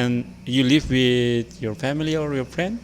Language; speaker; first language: English; non-native, learner; Indonesian